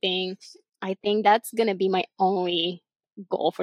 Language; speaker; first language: English; non-native, fluent; Bulgarian